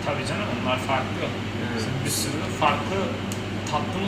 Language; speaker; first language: Turkish; native; Turkish